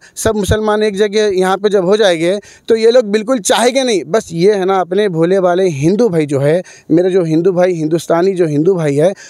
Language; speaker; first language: Hindi; non-native, local second language; Urdu